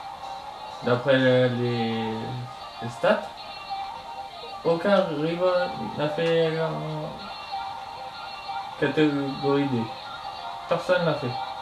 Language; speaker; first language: French; native; French